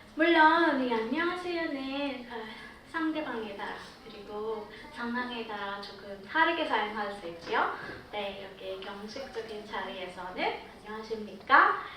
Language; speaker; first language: Korean; non-native, fluent; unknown